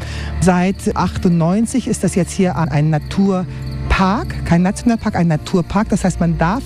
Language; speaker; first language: German; native; German